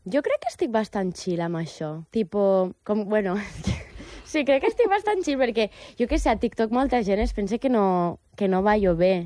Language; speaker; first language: Catalan; native; Catalan